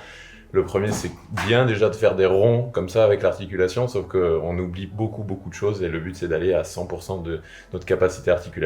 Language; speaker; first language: French; native; French